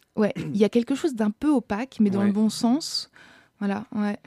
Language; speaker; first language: French; non-native, fluent; German